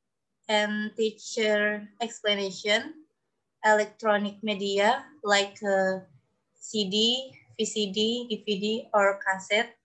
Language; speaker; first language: English; non-native, learner; Indonesian